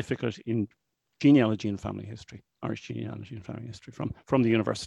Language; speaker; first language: English; native; English